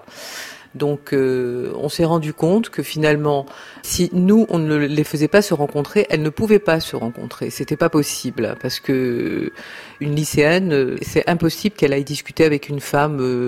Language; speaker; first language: French; native; French